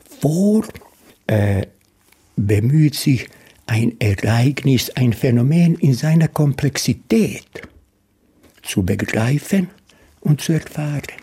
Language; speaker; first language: German; non-native, fluent; Bosnian